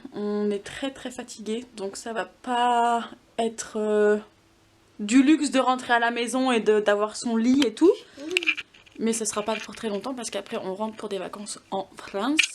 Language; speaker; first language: French; native; French